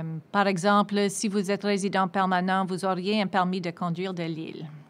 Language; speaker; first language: French; non-native, fluent; English